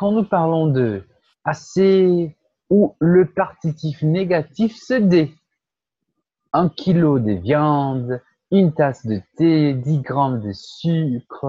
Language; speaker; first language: French; non-native, fluent; Portuguese